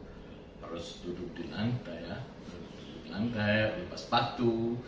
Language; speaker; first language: Indonesian; non-native, fluent; French